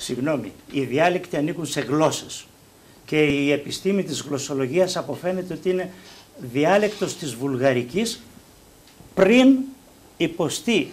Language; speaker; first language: Greek; native; Greek